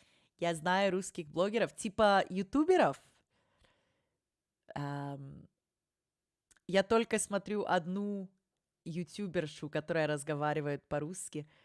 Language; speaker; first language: Russian; early bilingual, heritage; Russian